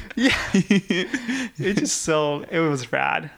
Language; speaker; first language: English; early bilingual, other home language; Russian